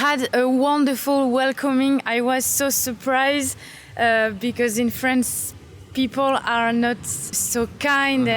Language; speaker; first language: English; non-native, fluent; French